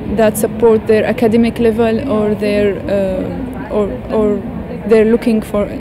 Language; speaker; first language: English; non-native, fluent; Arabic